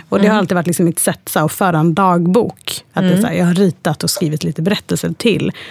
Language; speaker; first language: Swedish; early bilingual, other home language; Arabic